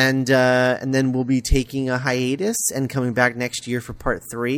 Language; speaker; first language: English; native; English